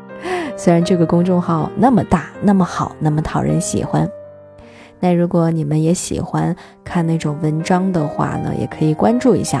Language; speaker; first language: Chinese; native; Chinese